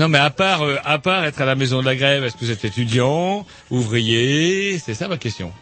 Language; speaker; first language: French; native; French